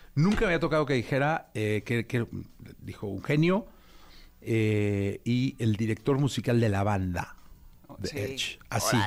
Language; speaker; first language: Spanish; native; Spanish